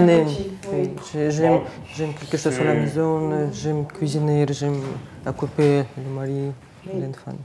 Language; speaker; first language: French; non-native, learner; Russian